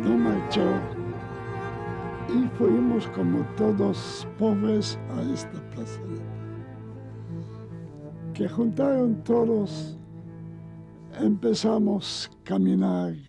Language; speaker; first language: Spanish; non-native, learner; Yiddish